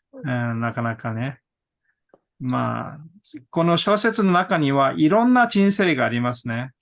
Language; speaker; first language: Japanese; non-native, fluent; Korean